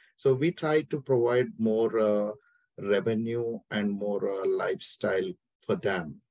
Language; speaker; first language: English; non-native, local second language; Telugu